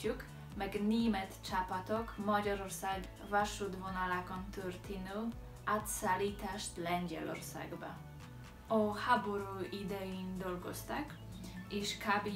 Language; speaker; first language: Hungarian; non-native, learner; Polish